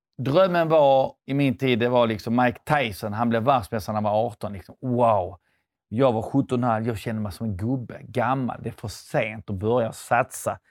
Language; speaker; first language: Swedish; early bilingual, other home language; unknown